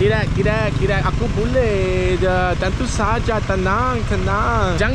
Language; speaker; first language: Indonesian; non-native, learner; English